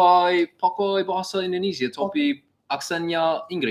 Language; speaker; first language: Indonesian; non-native, learner; English